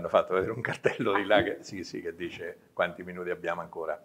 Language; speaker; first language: Italian; native; Italian